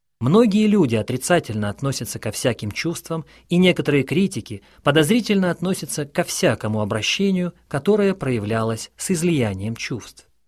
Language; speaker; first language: Russian; non-native, local second language; Ukrainian